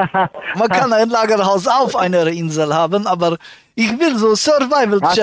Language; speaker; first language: German; native; German